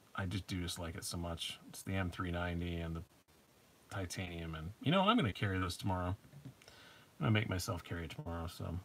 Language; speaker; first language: English; native; English